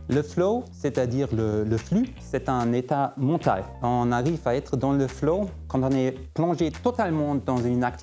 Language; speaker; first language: French; non-native, fluent; German